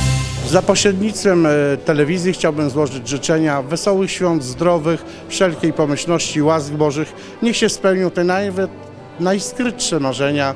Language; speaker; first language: Polish; native; Polish